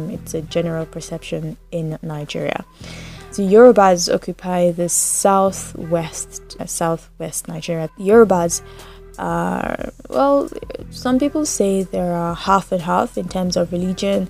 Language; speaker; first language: English; non-native, local second language; Yoruba